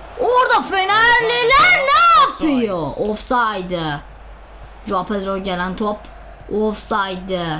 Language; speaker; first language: Turkish; non-native, learner; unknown